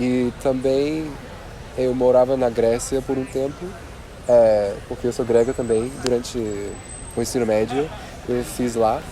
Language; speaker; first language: Portuguese; non-native, fluent; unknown